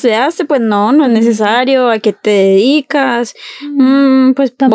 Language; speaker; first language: Spanish; native; Spanish